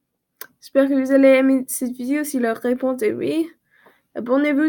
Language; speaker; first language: French; non-native, learner; English